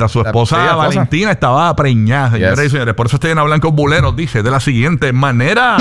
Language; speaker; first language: Spanish; native; Spanish